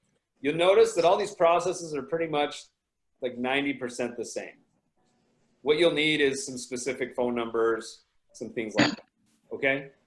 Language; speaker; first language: English; native; English